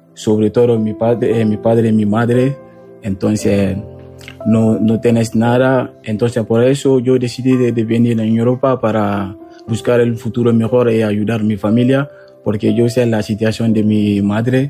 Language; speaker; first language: Spanish; non-native, learner; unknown